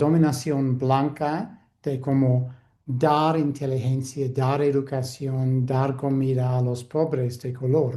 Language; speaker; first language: Spanish; non-native, fluent; English